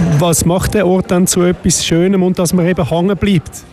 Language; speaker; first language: German; native; German